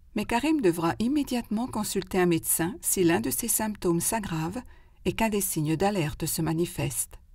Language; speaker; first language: French; native; French